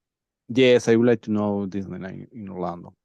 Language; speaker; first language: English; non-native, learner; Spanish